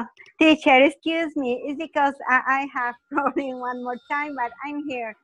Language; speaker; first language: English; non-native, learner; Spanish